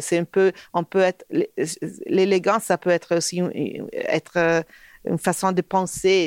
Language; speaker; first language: French; non-native, fluent; Italian